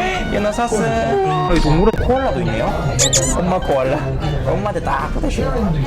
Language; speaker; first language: Korean; native; Korean